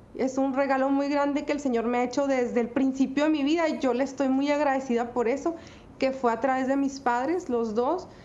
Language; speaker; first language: Spanish; native; Spanish